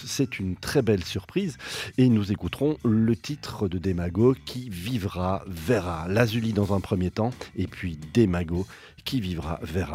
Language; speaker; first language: French; native; French